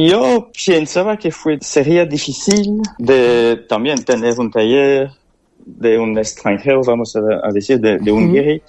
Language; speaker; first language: Spanish; non-native, learner; French